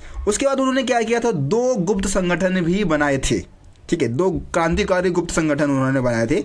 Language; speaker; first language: Hindi; native; Hindi